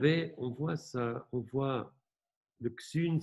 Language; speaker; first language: French; non-native, local second language; German